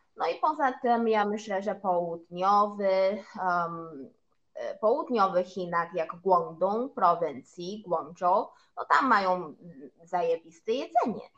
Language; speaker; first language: Polish; non-native, learner; Chinese